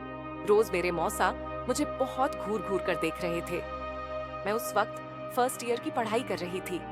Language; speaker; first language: Hindi; native; Hindi